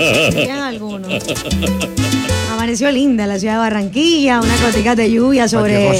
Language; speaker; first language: Spanish; native; Spanish